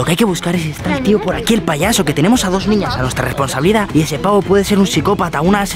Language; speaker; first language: Spanish; native; Spanish